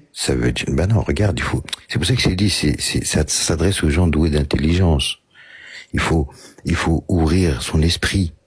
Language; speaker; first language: French; early bilingual, other home language; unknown